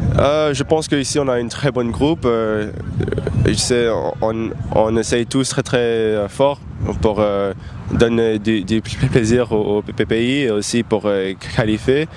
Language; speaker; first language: French; non-native, fluent; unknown